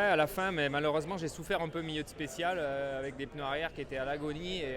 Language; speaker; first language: French; native; French